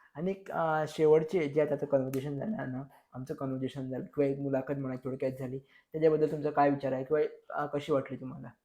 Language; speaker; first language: Marathi; non-native, local second language; Konkani